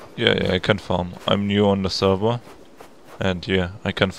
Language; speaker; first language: English; non-native, fluent; German